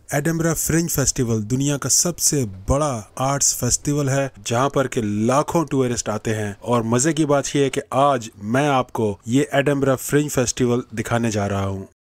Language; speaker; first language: Urdu; native; Urdu